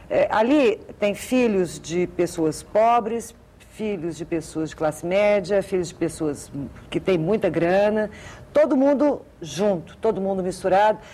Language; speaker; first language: Portuguese; native; Portuguese